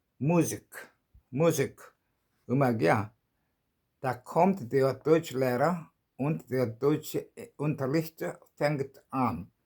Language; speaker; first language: German; non-native, learner; Korean